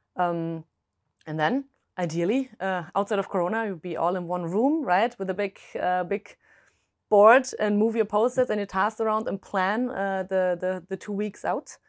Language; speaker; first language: English; non-native, fluent; German